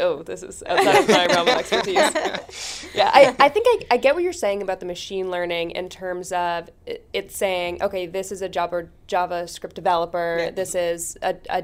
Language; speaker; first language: English; native; English